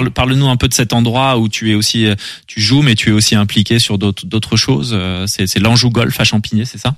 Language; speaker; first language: French; native; French